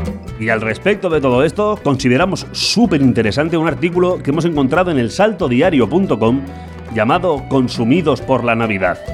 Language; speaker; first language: Spanish; native; Spanish